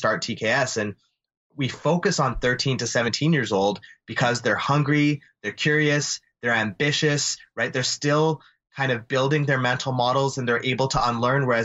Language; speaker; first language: English; native; English